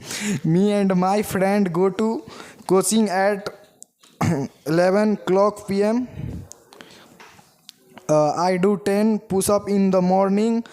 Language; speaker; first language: English; non-native, learner; Hindi